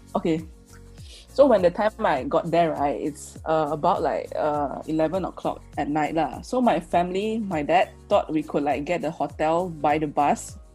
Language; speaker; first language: English; non-native, local second language; Chinese